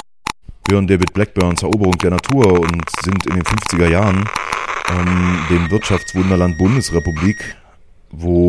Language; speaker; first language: German; native; German